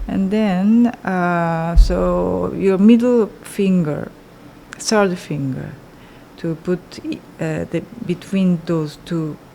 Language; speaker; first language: English; non-native, learner; Japanese